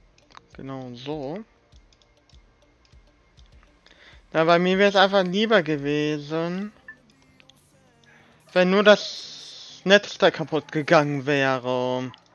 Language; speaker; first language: German; native; German